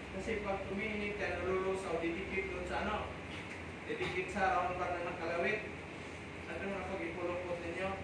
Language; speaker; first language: Filipino; non-native, local second language; Cebuano